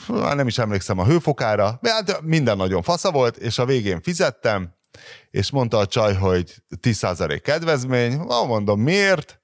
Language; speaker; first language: Hungarian; native; Hungarian